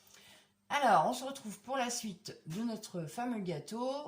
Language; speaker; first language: French; native; French